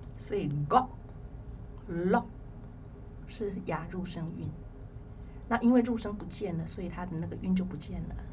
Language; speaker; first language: Chinese; native; Chinese